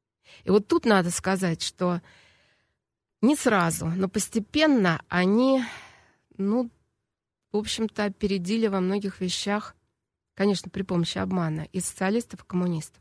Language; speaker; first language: Russian; native; Russian